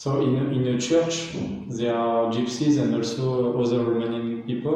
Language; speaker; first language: English; non-native, learner; French